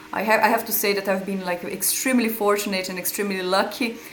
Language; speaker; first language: English; non-native, fluent; Portuguese